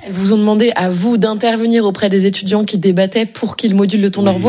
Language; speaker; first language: French; native; French